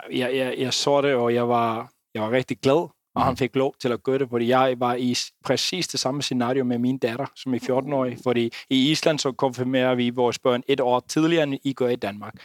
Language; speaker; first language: Danish; non-native, fluent; Icelandic